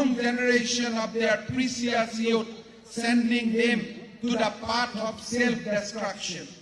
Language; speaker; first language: English; non-native, local second language; Assamese